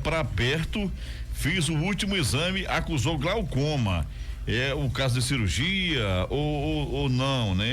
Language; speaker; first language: Portuguese; native; Portuguese